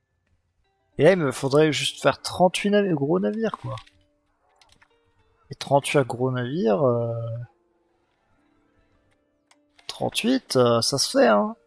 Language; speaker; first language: French; native; French